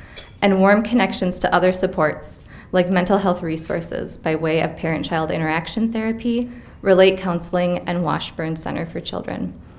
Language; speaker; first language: English; native; English